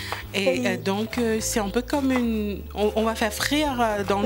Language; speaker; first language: French; non-native, local second language; Morisyen